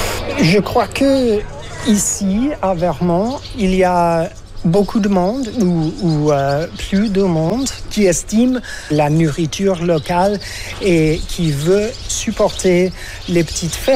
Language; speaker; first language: French; non-native, learner; English